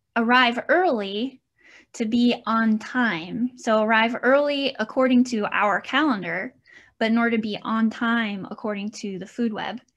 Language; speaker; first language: English; native; English